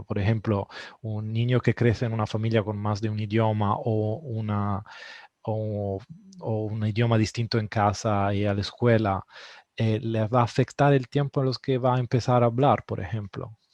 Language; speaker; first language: Spanish; non-native, fluent; Italian